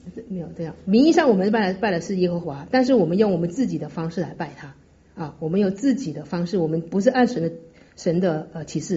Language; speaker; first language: Chinese; native; Chinese